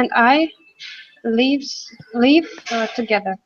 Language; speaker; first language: English; non-native, learner; Russian